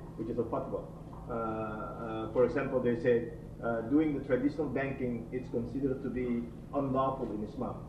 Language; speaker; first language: English; non-native, fluent; Indonesian